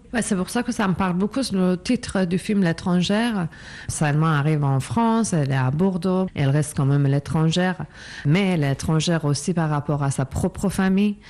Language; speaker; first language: French; non-native, fluent; Persian